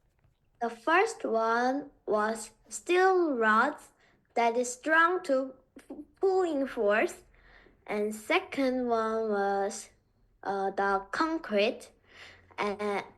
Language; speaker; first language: English; non-native, learner; Korean